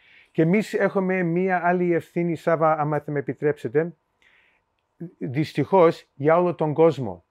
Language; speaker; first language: Greek; early bilingual, heritage; Greek